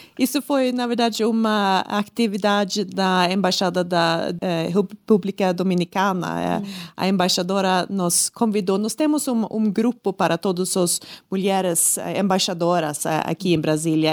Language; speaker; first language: Portuguese; non-native, learner; Swedish